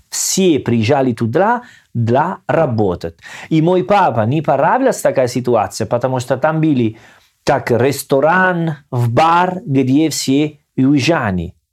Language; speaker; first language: Russian; non-native, learner; Italian